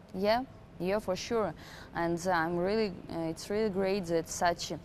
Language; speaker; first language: English; non-native, fluent; Russian